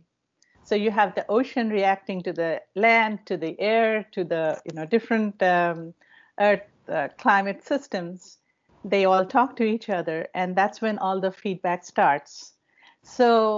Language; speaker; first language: English; non-native, local second language; Bangla